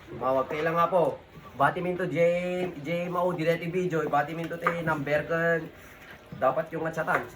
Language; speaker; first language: Filipino; non-native, local second language; Iloko